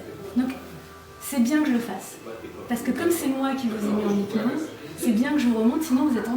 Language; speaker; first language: French; native; French